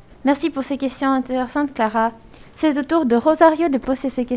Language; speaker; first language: French; non-native, learner; Spanish